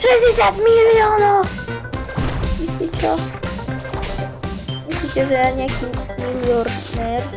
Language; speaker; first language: Slovak; non-native, learner; Ukrainian